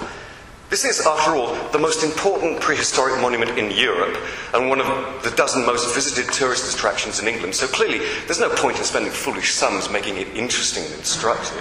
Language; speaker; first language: English; native; English